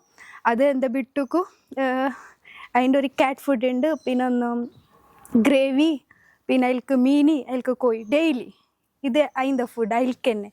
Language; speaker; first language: Malayalam; non-native, local second language; Hindi